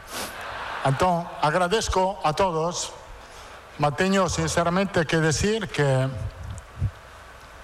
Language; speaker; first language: Portuguese; non-native, fluent; Italian